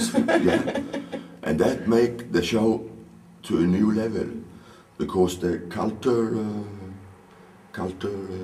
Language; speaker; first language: English; non-native, learner; Swedish